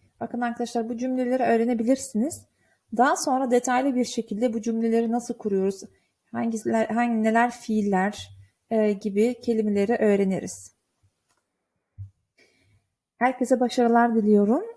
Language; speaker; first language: Turkish; early bilingual, heritage; Turkish